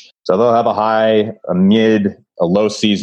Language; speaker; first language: English; native; English